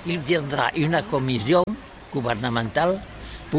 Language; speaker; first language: French; non-native, learner; Catalan